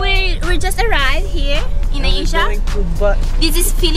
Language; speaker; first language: English; non-native, learner; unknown